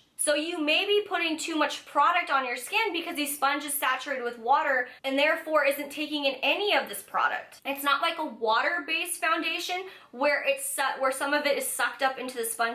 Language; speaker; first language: English; native; English